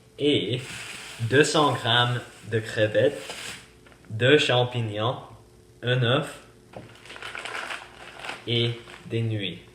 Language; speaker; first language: French; non-native, learner; English